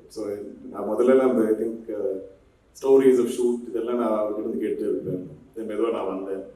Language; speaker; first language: Tamil; non-native, local second language; Malayalam